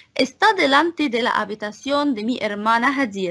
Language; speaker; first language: Spanish; non-native, fluent; Arabic